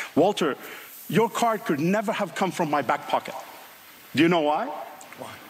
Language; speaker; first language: English; non-native, fluent; Finnish